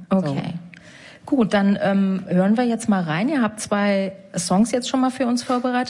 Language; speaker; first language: German; native; German